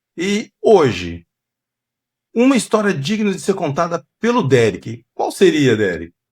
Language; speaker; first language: Portuguese; native; Portuguese